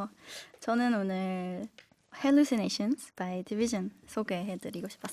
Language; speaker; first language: Korean; non-native, fluent; German